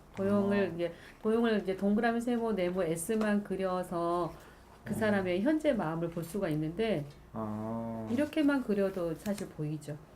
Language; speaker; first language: Korean; native; Korean